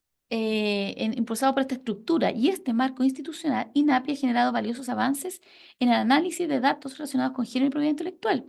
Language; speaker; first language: Spanish; native; Spanish